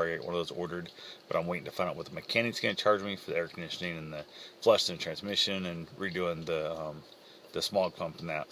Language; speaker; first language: English; native; English